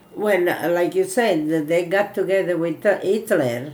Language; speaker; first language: English; non-native, fluent; Italian